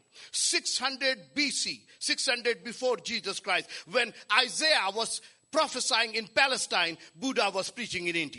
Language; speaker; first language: English; non-native, local second language; Hindi